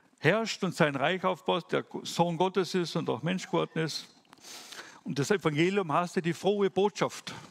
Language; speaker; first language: German; native; German